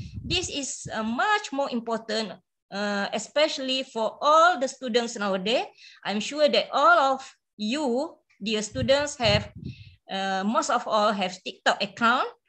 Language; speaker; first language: English; non-native, local second language; Malay